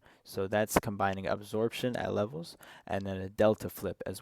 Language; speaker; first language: English; native; English